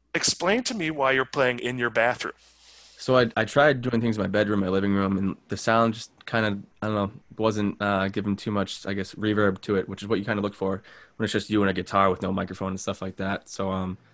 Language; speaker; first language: English; native; English